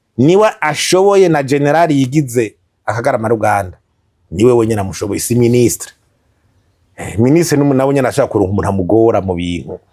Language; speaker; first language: Rundi; native; Rundi